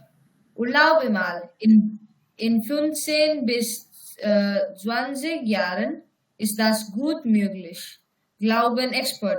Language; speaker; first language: German; non-native, learner; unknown